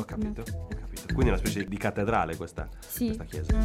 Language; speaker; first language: Italian; native; Italian